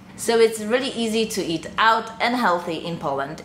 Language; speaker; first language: English; non-native, fluent; Polish